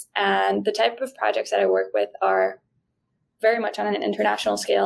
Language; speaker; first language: English; non-native, fluent; Spanish